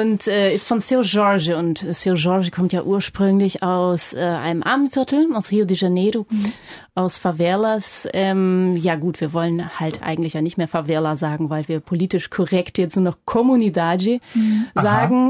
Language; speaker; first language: German; native; German